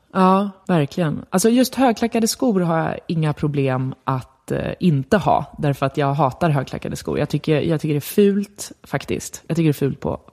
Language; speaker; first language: Swedish; native; Swedish